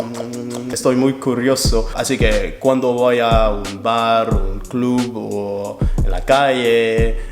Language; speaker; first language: Spanish; non-native, learner; French